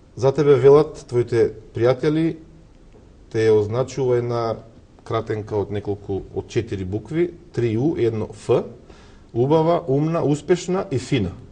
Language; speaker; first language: Macedonian; native; Macedonian